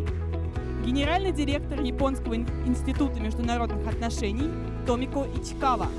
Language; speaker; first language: Russian; native; Russian